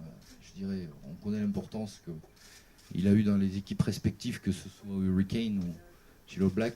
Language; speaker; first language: French; native; French